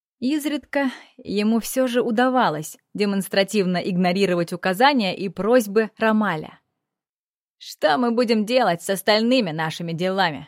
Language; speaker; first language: Russian; native; Russian